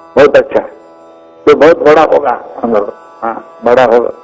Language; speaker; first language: Hindi; non-native, local second language; Kannada